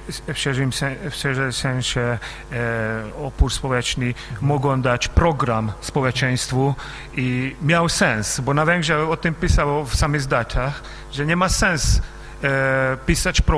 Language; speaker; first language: Polish; non-native, fluent; Hungarian